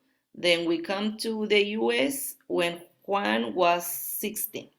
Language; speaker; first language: English; non-native, learner; Spanish